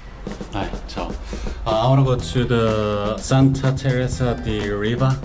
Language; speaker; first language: English; non-native, learner; Korean